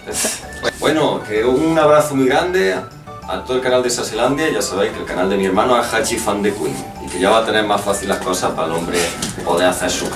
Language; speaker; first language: Spanish; native; Spanish